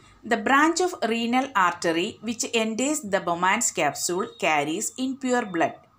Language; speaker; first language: English; non-native, local second language; Malayalam